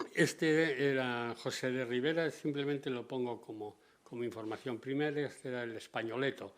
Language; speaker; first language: Spanish; native; Spanish